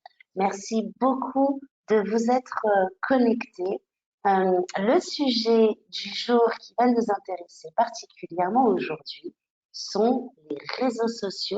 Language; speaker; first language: French; native; French